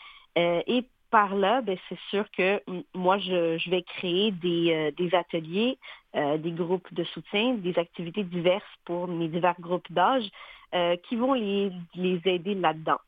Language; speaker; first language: French; native; French